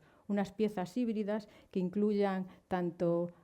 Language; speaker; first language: Spanish; native; Spanish